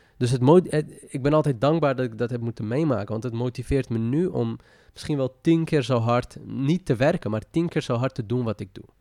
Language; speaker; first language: Dutch; early bilingual, other home language; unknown